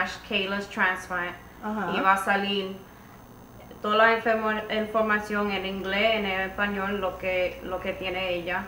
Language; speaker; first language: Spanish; early bilingual, heritage; Spanish